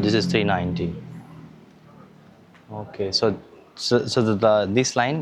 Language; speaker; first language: English; non-native, learner; Hindi